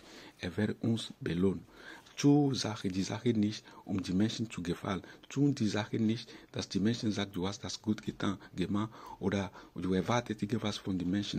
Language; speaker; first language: German; non-native, fluent; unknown